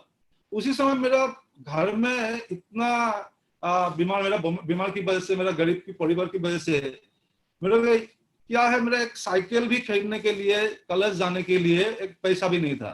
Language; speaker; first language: Hindi; non-native, local second language; Assamese